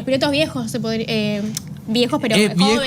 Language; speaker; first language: Spanish; native; Spanish